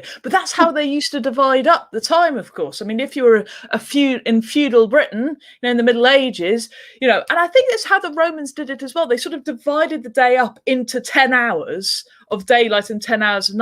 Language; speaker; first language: English; native; English